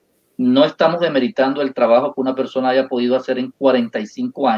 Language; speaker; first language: Spanish; native; Spanish